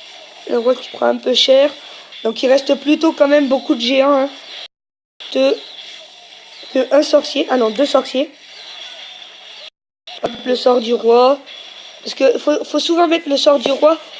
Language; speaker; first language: French; native; French